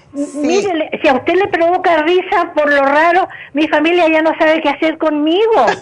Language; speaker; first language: Spanish; native; Spanish